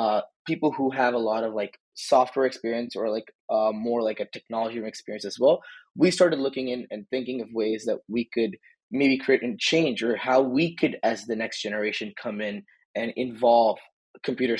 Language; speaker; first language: English; native; English